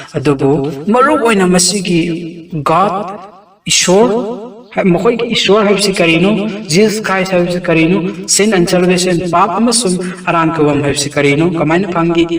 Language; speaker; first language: Manipuri; non-native, local second language; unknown